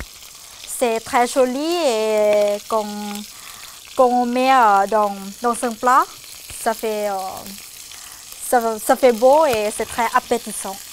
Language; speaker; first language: French; non-native, fluent; Thai